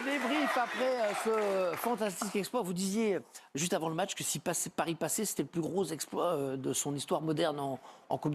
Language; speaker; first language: French; native; French